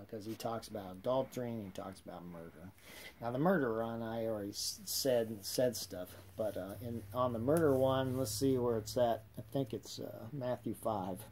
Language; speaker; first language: English; native; English